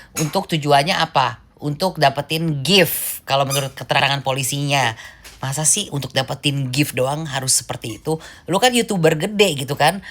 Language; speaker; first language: Indonesian; native; Indonesian